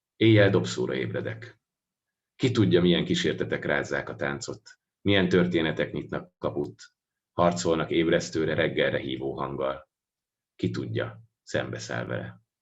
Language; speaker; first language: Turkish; non-native, fluent; Hungarian